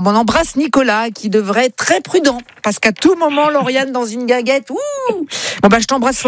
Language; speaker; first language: French; native; French